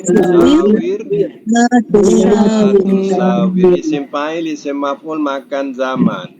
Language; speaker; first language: Arabic; non-native, fluent; Malay